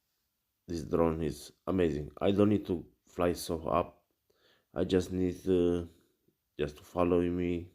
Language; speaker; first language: English; non-native, learner; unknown